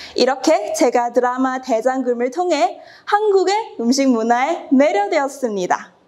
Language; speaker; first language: Korean; non-native, fluent; Cantonese